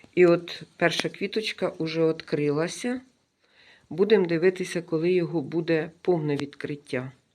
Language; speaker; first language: Ukrainian; native; Ukrainian